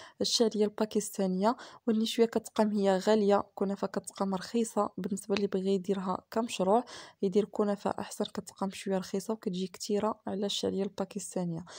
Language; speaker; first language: Arabic; native; Arabic